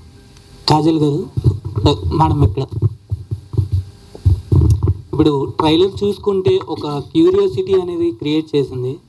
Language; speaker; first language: Telugu; native; Telugu